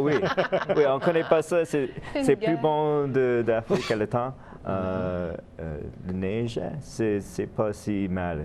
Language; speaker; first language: French; non-native, learner; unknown